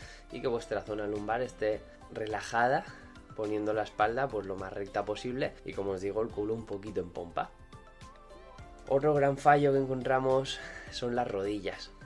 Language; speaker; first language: Spanish; native; Spanish